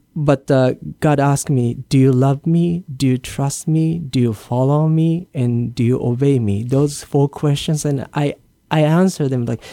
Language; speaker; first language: English; non-native, learner; Japanese